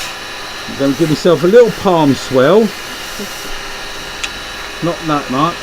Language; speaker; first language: English; native; English